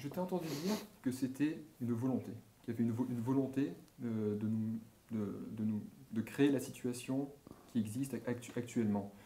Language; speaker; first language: French; native; French